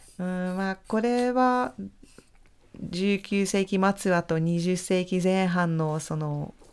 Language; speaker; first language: Japanese; non-native, fluent; Hungarian